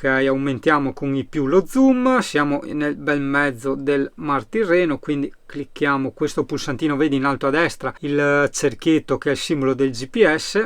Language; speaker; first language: Italian; native; Italian